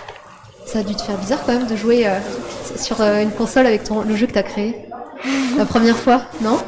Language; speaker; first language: French; native; French